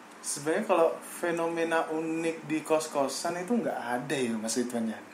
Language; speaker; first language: Indonesian; native; Indonesian